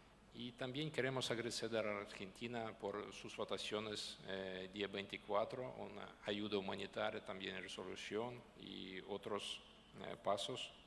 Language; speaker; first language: Spanish; non-native, fluent; Ukrainian